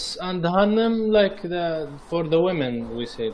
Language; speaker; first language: English; non-native, fluent; Arabic